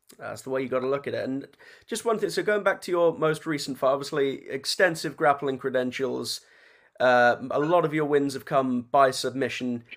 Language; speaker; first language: English; native; English